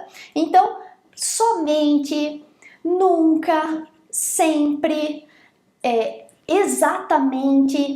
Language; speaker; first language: Portuguese; native; Portuguese